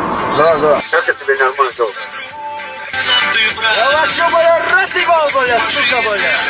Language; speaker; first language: Russian; non-native, local second language; Tajik